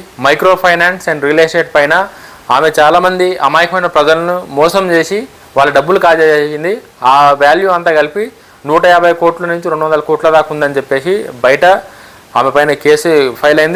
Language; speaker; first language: Telugu; native; Telugu